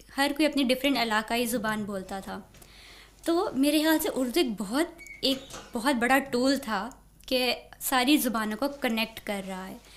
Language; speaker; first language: Urdu; native; Urdu